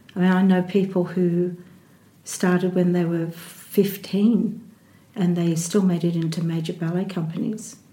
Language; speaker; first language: English; native; English